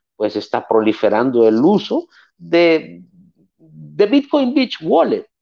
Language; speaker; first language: Spanish; native; Spanish